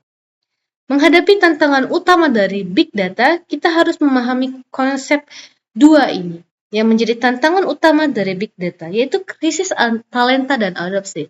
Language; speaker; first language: Indonesian; native; Indonesian